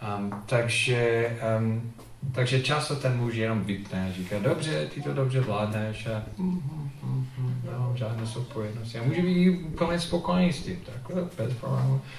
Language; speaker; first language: Czech; non-native, fluent; English